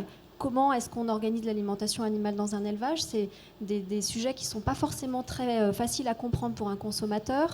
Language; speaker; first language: French; native; French